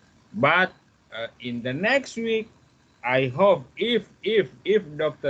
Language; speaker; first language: English; non-native, fluent; Malay